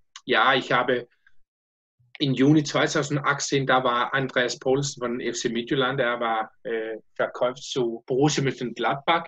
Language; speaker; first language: German; non-native, learner; Danish